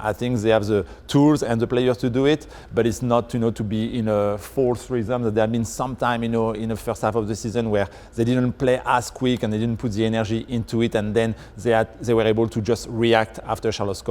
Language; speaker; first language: English; non-native, fluent; French